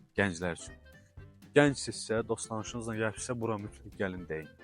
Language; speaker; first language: Azerbaijani; native; Azerbaijani